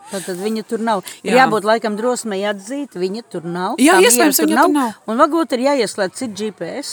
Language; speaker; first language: Latvian; native; Latvian